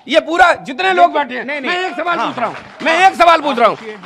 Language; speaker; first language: Hindi; native; Hindi